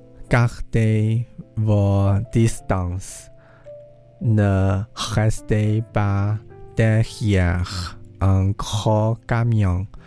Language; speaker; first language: French; non-native, learner; Chinese